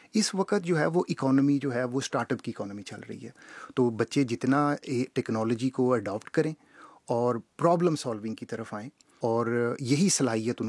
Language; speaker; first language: Urdu; native; Urdu